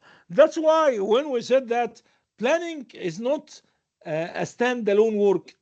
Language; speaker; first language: English; non-native, fluent; Arabic